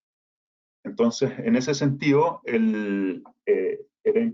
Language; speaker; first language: Spanish; native; Spanish